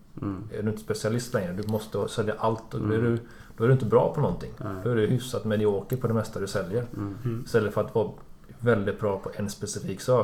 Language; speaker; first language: Swedish; native; Swedish